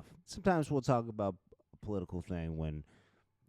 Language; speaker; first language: English; native; English